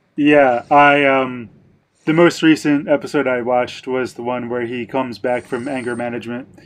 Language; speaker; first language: English; native; English